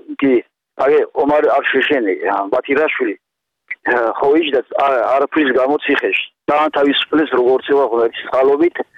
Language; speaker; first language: Georgian; non-native, local second language; Chechen